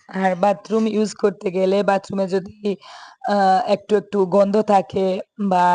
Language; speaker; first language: Bangla; native; Bangla